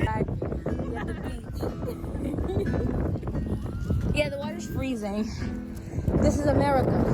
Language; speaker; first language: English; native; English